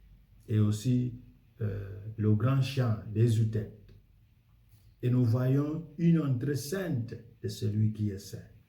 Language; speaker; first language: French; non-native, fluent; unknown